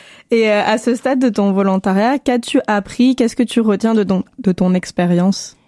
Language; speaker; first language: French; native; French